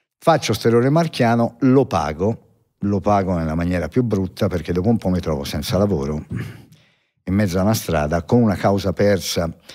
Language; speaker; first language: Italian; native; Italian